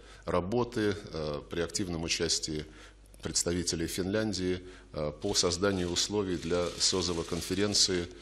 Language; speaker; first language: Russian; native; Russian